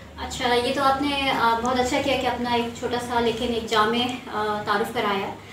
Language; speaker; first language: Urdu; native; Urdu